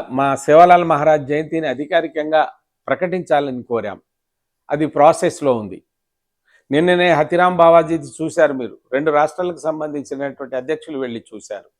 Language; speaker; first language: Telugu; non-native, local second language; Lambadi